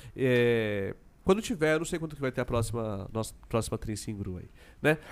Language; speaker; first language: Portuguese; native; Portuguese